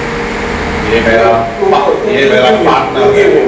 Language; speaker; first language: Hindi; early bilingual, heritage; Hindi